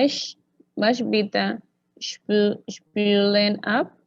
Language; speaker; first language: German; non-native, learner; Spanish